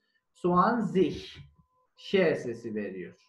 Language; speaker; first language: Turkish; non-native, learner; German